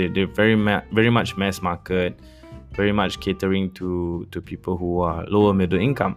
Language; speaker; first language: English; non-native, local second language; Malay